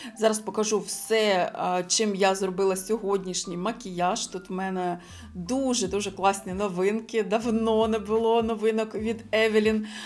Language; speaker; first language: Ukrainian; non-native, local second language; Russian